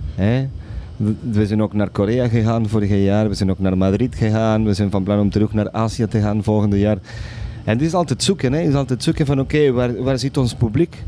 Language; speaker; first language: Dutch; non-native, fluent; Spanish